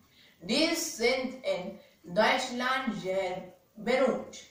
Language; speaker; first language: German; non-native, learner; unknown